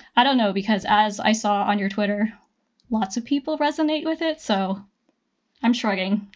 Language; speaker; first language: English; native; English